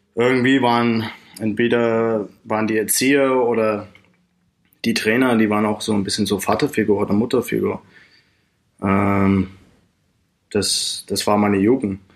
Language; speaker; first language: German; non-native, fluent; English